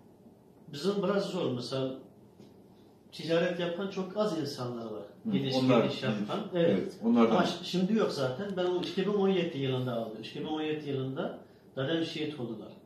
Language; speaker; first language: Turkish; non-native, learner; Uyghur